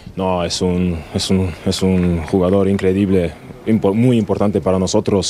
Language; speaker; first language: Spanish; non-native, learner; German